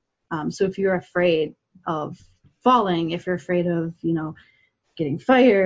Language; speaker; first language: English; native; English